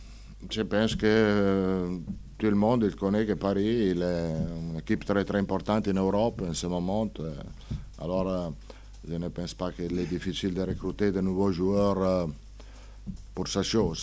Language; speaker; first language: French; non-native, fluent; Italian